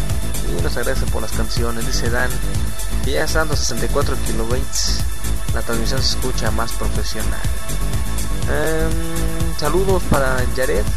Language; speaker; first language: Spanish; native; Spanish